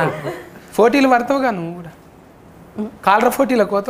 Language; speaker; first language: Telugu; native; Telugu